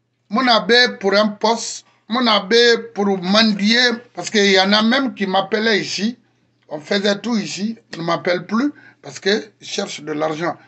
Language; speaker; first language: French; non-native, local second language; Susu